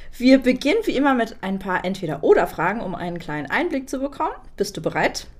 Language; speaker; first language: German; native; German